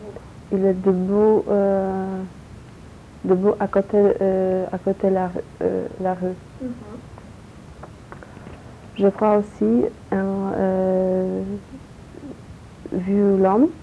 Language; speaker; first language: French; non-native, learner; Polish